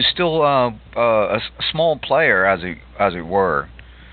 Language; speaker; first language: English; non-native, fluent; Japanese